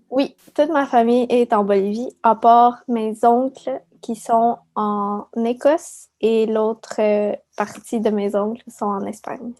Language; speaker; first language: French; early bilingual, other home language; Spanish